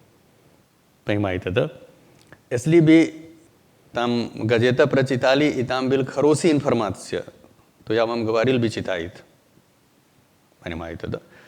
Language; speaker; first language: Russian; non-native, learner; Hindi